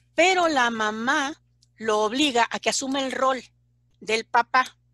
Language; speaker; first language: Spanish; native; Spanish